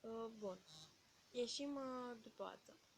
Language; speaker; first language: Romanian; native; Romanian